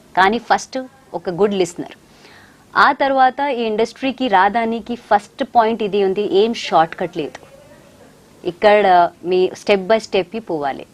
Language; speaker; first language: Telugu; non-native, local second language; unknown